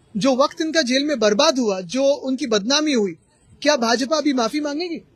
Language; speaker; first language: Hindi; non-native, local second language; Marathi